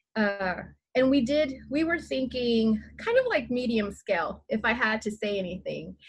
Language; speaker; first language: English; native; English